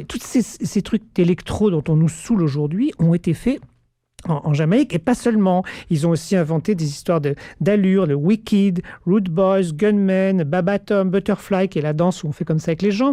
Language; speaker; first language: French; native; French